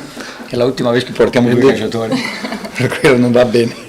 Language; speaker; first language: Italian; non-native, fluent; Portuguese